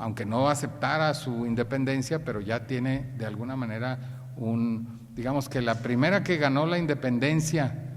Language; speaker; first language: Spanish; native; Spanish